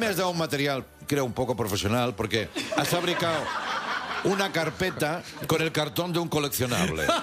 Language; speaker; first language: Spanish; native; Spanish